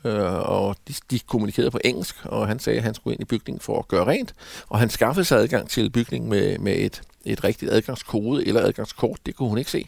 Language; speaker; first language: Danish; native; Danish